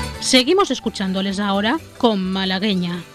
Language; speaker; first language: Spanish; native; Spanish